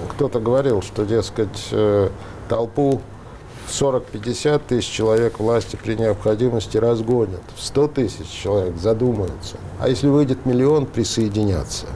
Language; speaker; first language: Russian; native; Russian